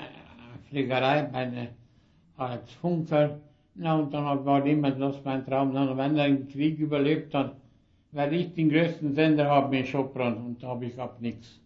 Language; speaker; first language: German; early bilingual, heritage; German